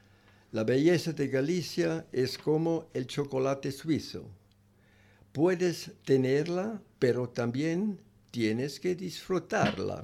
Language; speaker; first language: Spanish; non-native, learner; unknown